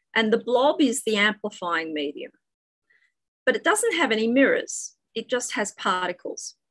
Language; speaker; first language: English; native; English